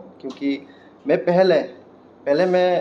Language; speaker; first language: Hindi; non-native, local second language; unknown